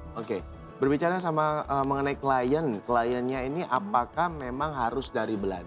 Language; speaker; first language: Indonesian; native; Indonesian